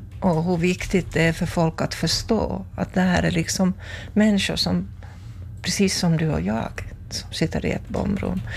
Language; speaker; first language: Swedish; native; Swedish